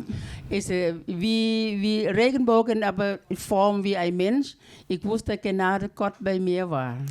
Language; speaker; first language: German; non-native, learner; Thai